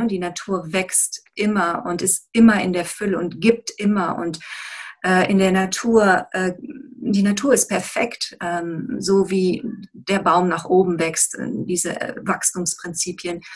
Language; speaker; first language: German; native; German